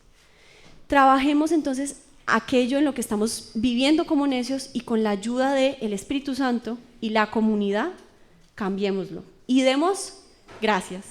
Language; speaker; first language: Spanish; native; Spanish